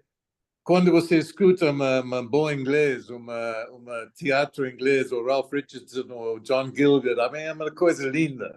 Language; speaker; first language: Portuguese; non-native, fluent; English